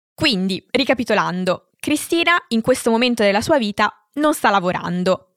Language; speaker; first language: Italian; native; Italian